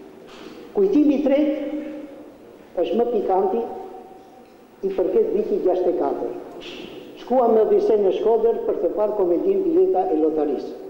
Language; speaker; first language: Albanian; native; Albanian